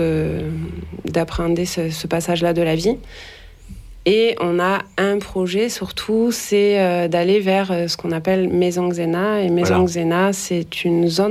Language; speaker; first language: French; native; French